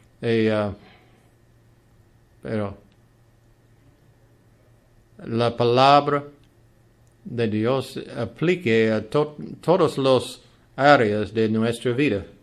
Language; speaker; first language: Spanish; non-native, learner; English